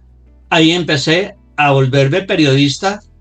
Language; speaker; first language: Spanish; native; Spanish